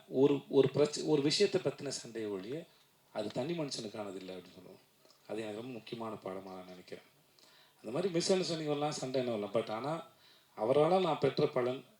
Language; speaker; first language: Tamil; native; Tamil